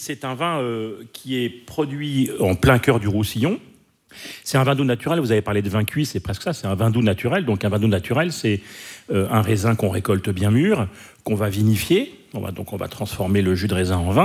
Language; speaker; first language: French; native; French